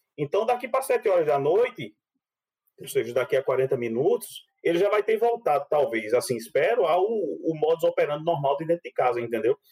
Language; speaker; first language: Portuguese; native; Portuguese